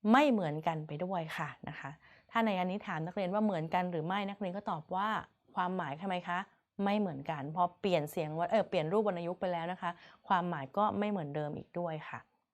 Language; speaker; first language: Thai; native; Thai